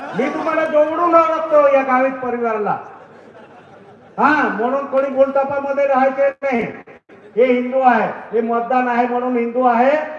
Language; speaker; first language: Marathi; non-native, local second language; Bhili